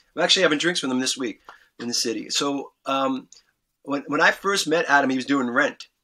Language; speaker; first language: English; native; English